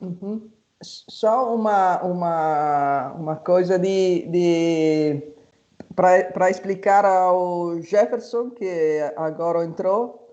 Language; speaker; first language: Portuguese; non-native, fluent; Italian